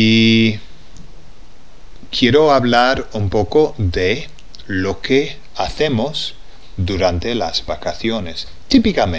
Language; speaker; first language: Spanish; non-native, fluent; English